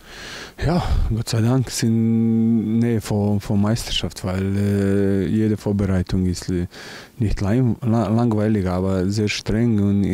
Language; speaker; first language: German; non-native, learner; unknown